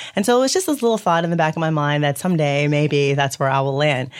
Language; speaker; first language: English; native; English